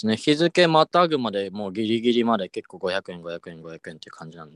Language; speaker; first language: Japanese; native; Japanese